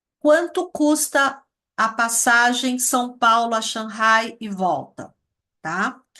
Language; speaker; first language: Portuguese; early bilingual, other home language; Chinese